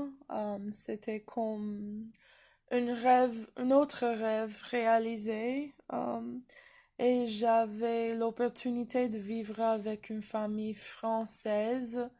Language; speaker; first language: French; non-native, fluent; English